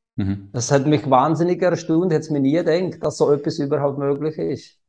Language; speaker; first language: German; non-native, fluent; Czech